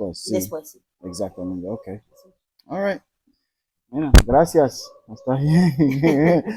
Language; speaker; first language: Spanish; non-native, learner; English